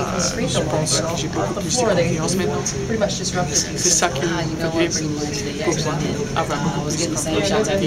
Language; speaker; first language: French; non-native, local second language; Dutch